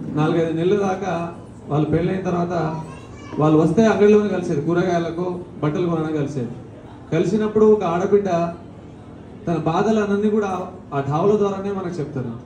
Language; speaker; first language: Telugu; non-native, local second language; Lambadi